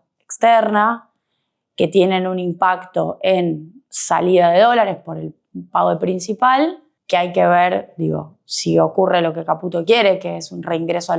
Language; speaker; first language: Spanish; native; Spanish